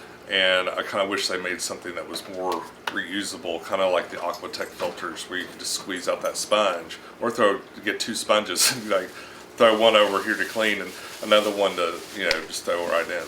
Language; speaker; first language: English; native; English